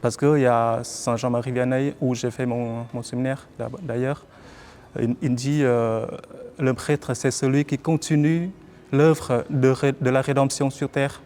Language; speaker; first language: French; non-native, fluent; Vietnamese